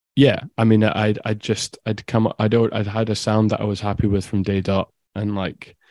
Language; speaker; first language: English; native; English